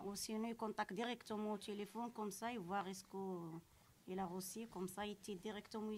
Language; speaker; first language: French; non-native, local second language; Arabic